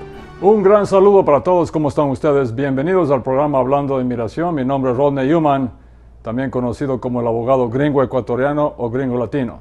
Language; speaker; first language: Spanish; non-native, fluent; English